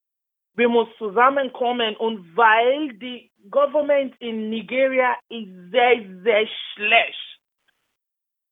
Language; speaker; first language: German; non-native, learner; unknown